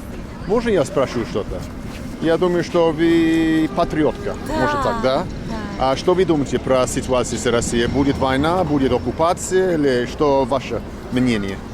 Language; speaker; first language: Russian; non-native, learner; English